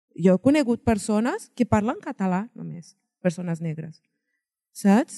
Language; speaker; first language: Catalan; non-native, fluent; Portuguese